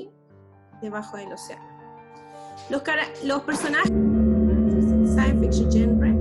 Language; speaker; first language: Spanish; native; Spanish